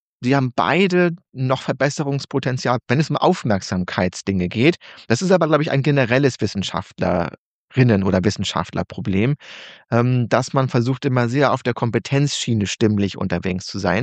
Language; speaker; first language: German; native; German